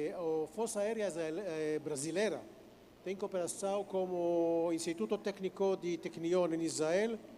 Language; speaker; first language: Portuguese; non-native, fluent; Hebrew